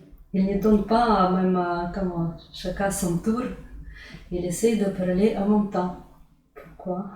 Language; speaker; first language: French; non-native, learner; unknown